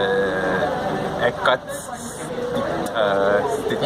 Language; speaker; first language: Marathi; non-native, learner; English